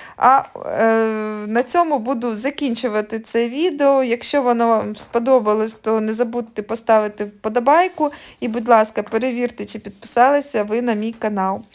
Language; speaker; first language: Ukrainian; native; Ukrainian